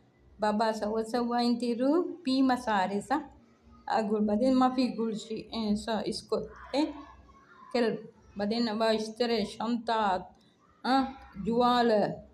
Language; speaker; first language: Arabic; non-native, learner; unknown